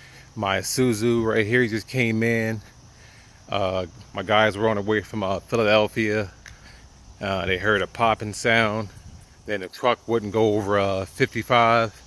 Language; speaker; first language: English; native; English